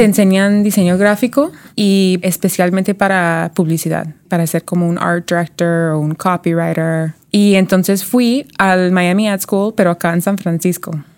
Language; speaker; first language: Spanish; early bilingual, heritage; Spanish